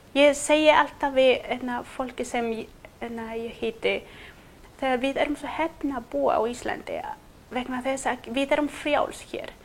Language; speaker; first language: Icelandic; non-native, fluent; Quechua